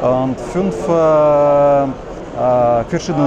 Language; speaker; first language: German; non-native, learner; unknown